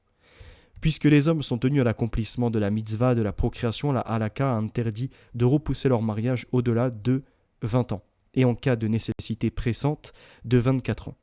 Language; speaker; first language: French; native; French